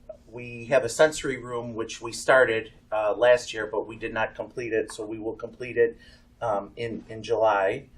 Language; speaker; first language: English; native; English